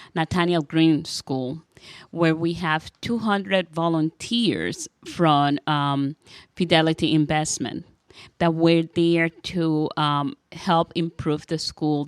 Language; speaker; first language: English; non-native, fluent; Spanish